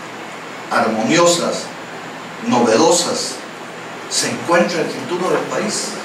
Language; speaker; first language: Spanish; native; Spanish